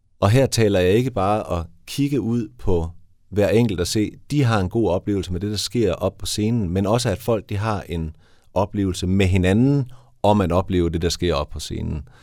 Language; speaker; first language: Danish; native; Danish